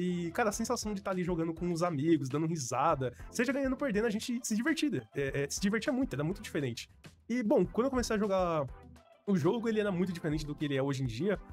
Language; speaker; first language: Portuguese; native; Portuguese